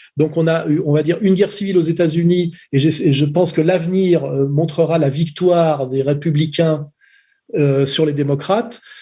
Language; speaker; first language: French; native; French